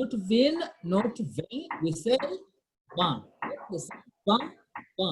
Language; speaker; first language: French; non-native, fluent; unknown